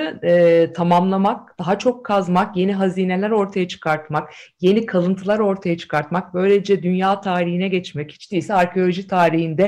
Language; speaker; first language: Turkish; native; Turkish